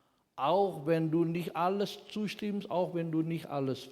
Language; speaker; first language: German; non-native, fluent; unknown